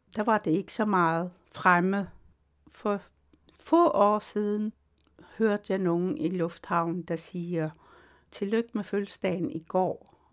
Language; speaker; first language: Danish; non-native, local second language; Kalaallisut